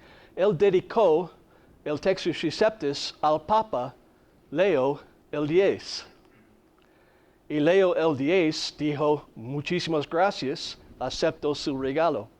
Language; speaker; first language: Spanish; non-native, fluent; English